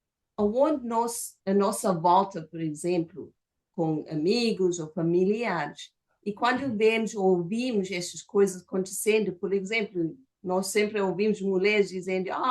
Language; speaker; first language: Portuguese; non-native, fluent; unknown